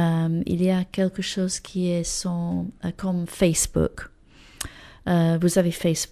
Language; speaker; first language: French; non-native, fluent; English